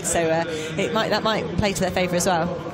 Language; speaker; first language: English; native; English